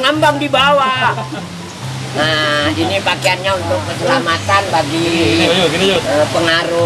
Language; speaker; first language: Indonesian; non-native, local second language; Madurese